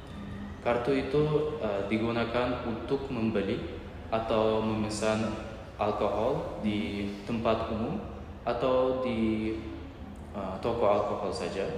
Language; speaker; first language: Indonesian; non-native, learner; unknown